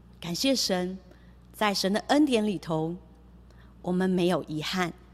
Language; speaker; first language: Chinese; early bilingual, heritage; Chinese